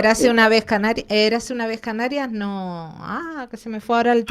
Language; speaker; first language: Spanish; native; Spanish